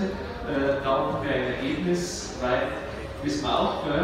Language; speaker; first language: German; native; German